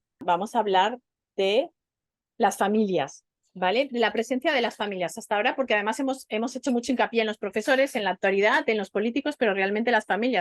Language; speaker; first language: Spanish; native; Spanish